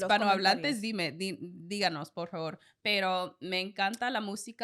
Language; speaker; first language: Spanish; non-native, learner; English